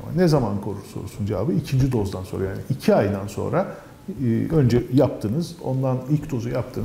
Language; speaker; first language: Turkish; native; Turkish